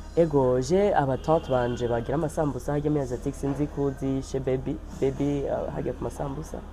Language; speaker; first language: Rundi; non-native, local second language; Swahili